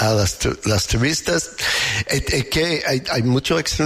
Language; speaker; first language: Spanish; non-native, learner; English